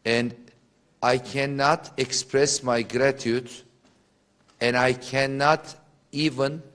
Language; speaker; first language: English; non-native, fluent; Turkish